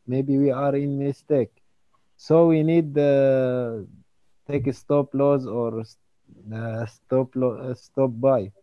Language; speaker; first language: English; non-native, learner; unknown